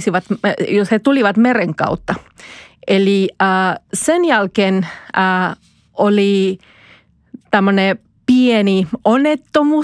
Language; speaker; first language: Finnish; non-native, fluent; Spanish